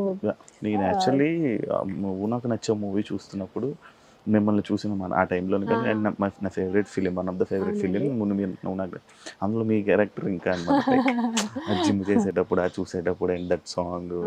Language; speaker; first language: Telugu; native; Telugu